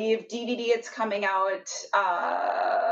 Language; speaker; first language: English; native; English